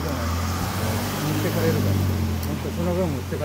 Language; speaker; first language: Japanese; native; Japanese